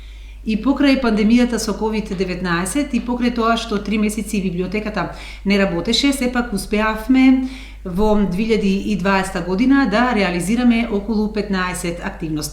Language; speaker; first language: Macedonian; native; Macedonian